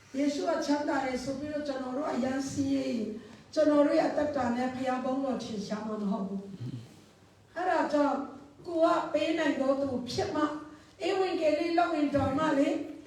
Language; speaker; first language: Burmese; non-native, local second language; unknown